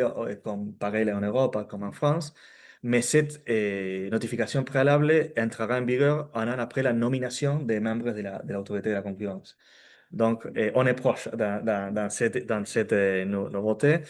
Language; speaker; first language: French; non-native, fluent; Spanish